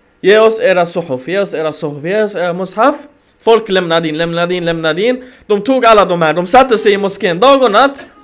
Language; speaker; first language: Swedish; early bilingual, other home language; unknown